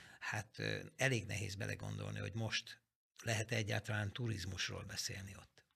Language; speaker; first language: Hungarian; native; Hungarian